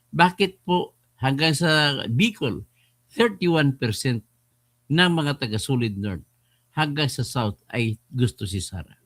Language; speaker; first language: Filipino; non-native, local second language; Hiligaynon